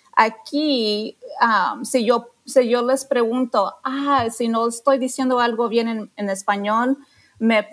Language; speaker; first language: Spanish; non-native, fluent; English